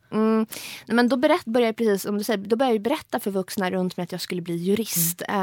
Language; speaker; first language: Swedish; early bilingual, other home language; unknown